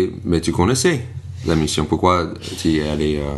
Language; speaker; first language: French; non-native, fluent; English